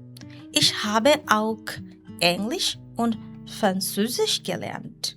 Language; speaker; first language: German; non-native, learner; Bangla